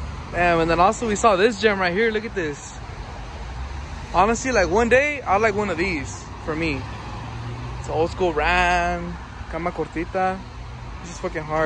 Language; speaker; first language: English; early bilingual, other home language; Spanish